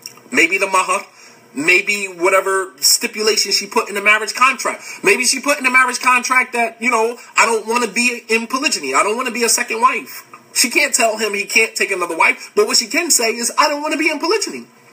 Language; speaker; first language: English; native; English